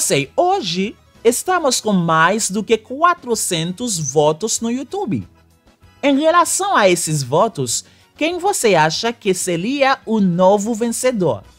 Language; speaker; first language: Portuguese; non-native, local second language; Haitian Creole